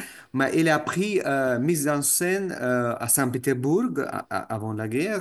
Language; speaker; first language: French; non-native, fluent; Russian